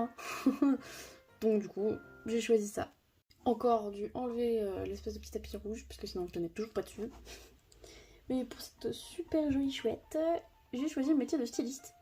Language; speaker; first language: French; native; French